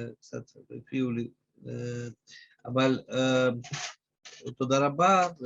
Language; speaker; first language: Hebrew; non-native, fluent; Russian